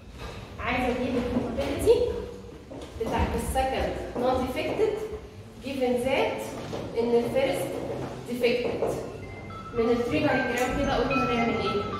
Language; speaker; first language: Arabic; native; Arabic